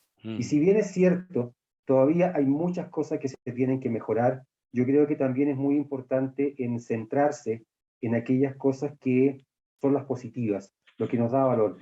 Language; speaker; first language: Spanish; native; Spanish